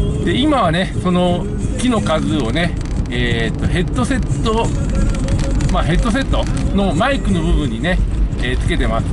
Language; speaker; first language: Japanese; native; Japanese